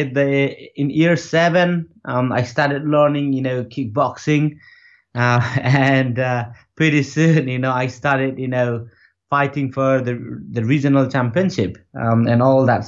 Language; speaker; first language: English; non-native, local second language; Nepali